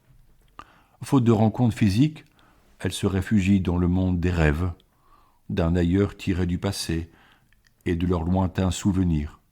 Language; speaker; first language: French; native; French